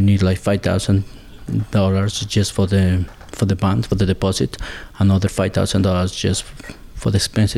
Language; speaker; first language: English; non-native, learner; Spanish